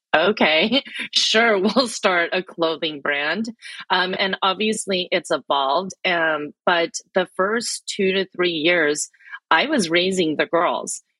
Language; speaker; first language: English; early bilingual, other home language; Filipino